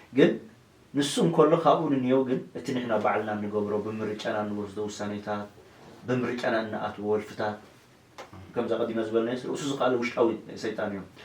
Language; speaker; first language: Tigrinya; non-native, local second language; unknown